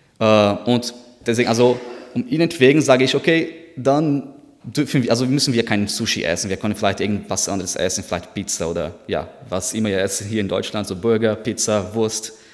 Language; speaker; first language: German; non-native, fluent; Portuguese